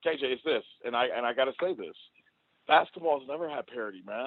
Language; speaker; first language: English; native; English